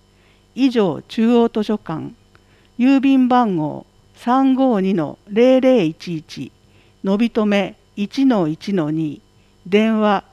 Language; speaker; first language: Japanese; native; Japanese